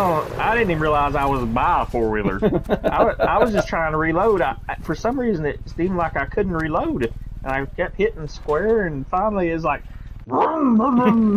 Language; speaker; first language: English; native; English